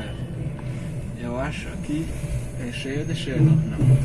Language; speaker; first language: Portuguese; non-native, fluent; German